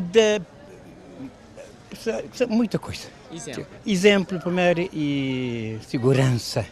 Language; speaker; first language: Portuguese; non-native, local second language; Kabuverdianu